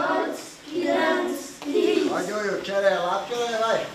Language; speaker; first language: Hungarian; non-native, learner; Portuguese